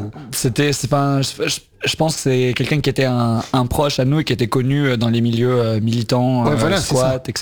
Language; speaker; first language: French; native; French